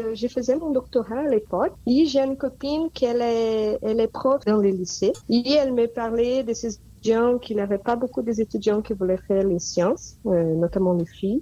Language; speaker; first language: French; non-native, fluent; Portuguese